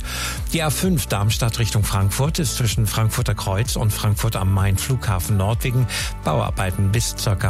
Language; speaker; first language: German; native; German